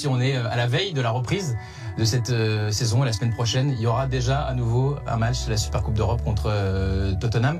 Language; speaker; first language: French; native; French